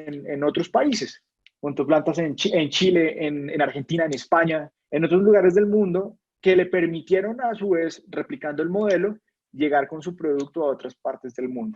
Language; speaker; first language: Spanish; native; Spanish